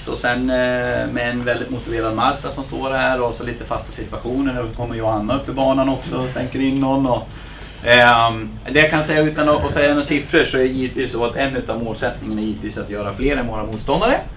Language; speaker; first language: Swedish; native; Swedish